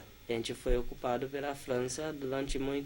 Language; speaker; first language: Portuguese; non-native, fluent; Haitian Creole